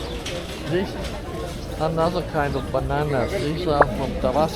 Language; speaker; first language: English; non-native, fluent; Spanish